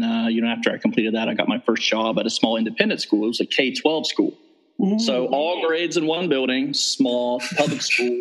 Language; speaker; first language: English; native; English